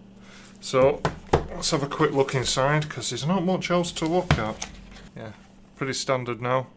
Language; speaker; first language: English; native; English